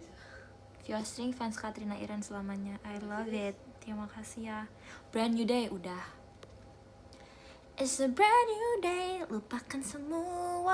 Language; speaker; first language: Indonesian; native; Indonesian